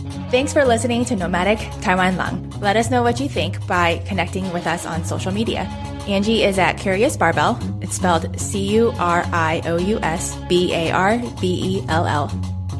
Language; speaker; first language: English; early bilingual, other home language; Chinese